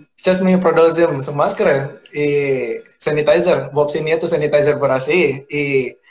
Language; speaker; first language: Russian; non-native, learner; Indonesian